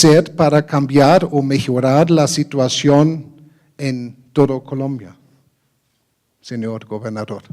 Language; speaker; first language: Spanish; non-native, fluent; German